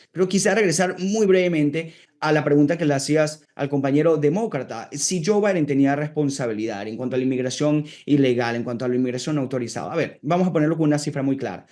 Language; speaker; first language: Spanish; native; Spanish